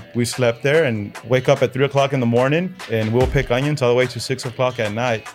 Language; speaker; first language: English; early bilingual, other home language; Spanish